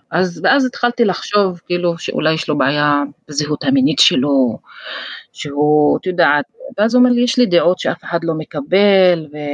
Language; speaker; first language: Hebrew; non-native, local second language; Arabic